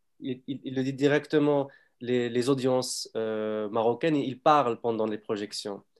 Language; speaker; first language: French; non-native, fluent; Arabic